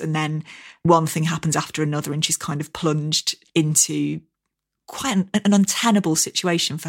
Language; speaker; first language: English; native; English